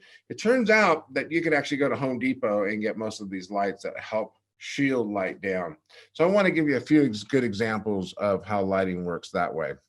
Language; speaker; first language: English; native; English